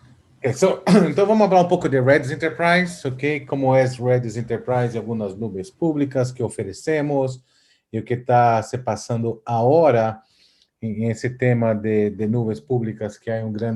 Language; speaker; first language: Portuguese; non-native, fluent; Spanish